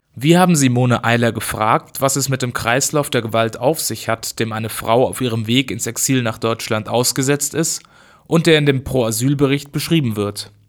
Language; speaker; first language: German; native; German